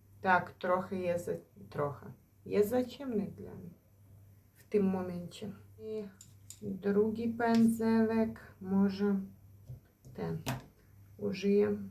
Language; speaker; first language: Polish; non-native, fluent; Ukrainian